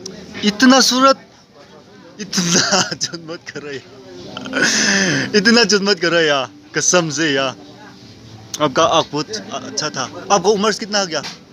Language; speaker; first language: Hindi; non-native, local second language; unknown